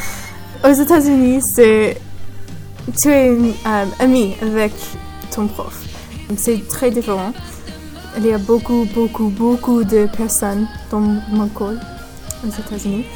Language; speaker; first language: French; non-native, learner; English